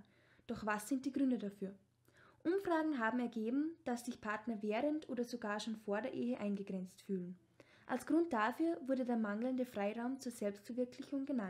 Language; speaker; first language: German; native; German